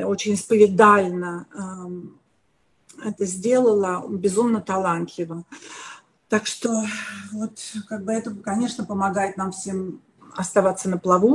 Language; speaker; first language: Russian; native; Russian